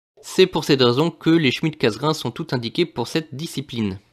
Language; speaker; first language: French; native; French